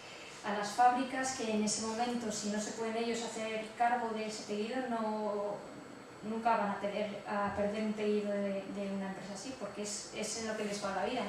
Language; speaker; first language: Spanish; native; Spanish